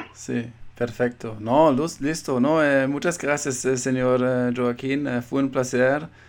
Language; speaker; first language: Spanish; non-native, fluent; German